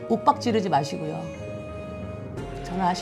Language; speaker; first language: Korean; native; Korean